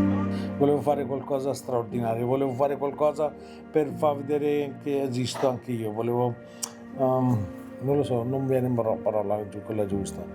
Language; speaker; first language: Italian; non-native, fluent; Punjabi